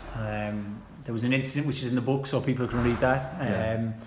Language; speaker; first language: English; native; English